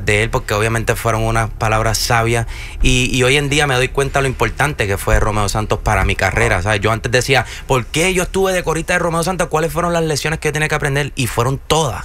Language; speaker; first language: Spanish; early bilingual, heritage; Spanish